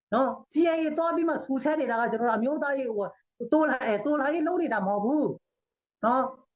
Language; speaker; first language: Burmese; non-native, local second language; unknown